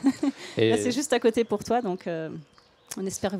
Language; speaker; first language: French; native; French